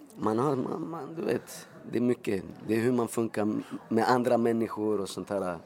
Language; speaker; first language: Swedish; early bilingual, other home language; Spanish